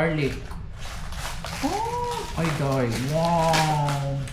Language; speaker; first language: Filipino; native; Filipino